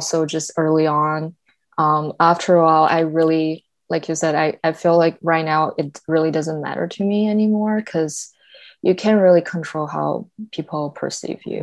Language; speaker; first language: English; non-native, fluent; Chinese